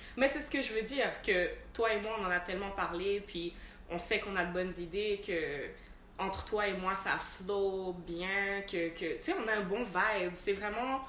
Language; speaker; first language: French; native; French